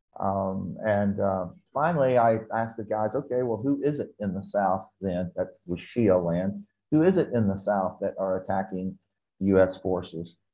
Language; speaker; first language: English; native; English